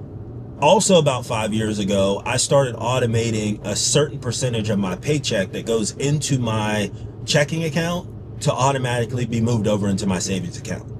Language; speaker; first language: English; native; English